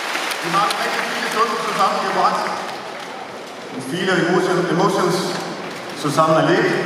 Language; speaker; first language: German; non-native, fluent; Danish